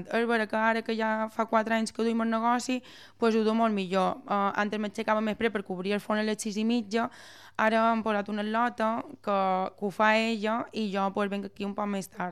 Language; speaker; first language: Catalan; native; Catalan